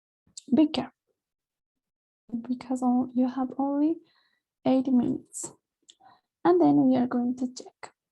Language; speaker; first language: English; non-native, fluent; Spanish